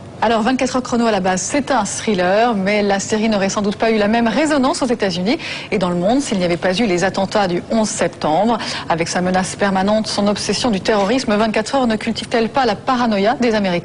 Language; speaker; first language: French; native; French